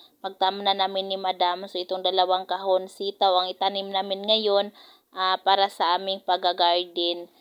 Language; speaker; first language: Filipino; non-native, local second language; Cebuano